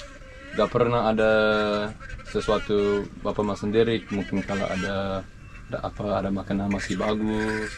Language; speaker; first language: Indonesian; non-native, learner; English